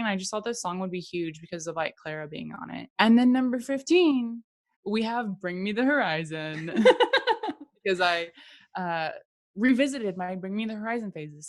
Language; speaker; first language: English; native; English